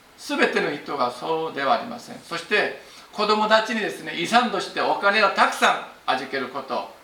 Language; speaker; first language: Japanese; non-native, fluent; Korean